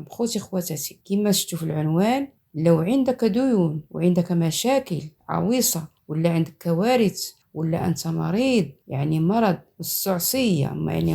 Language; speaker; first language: Arabic; native; Arabic